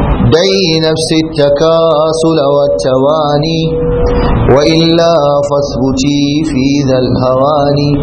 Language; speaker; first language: Arabic; non-native, fluent; Hausa